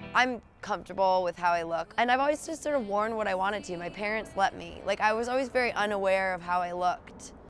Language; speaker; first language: English; native; English